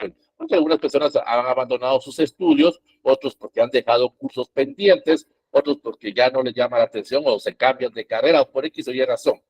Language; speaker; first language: Spanish; native; Spanish